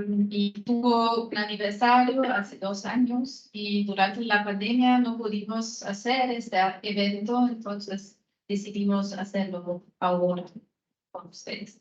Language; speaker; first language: Spanish; non-native, fluent; German